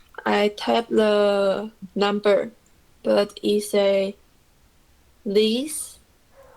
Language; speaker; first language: English; non-native, learner; Chinese